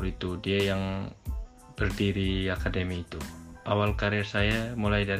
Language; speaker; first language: Indonesian; non-native, local second language; Tetum